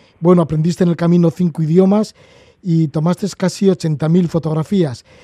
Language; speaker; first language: Spanish; native; Spanish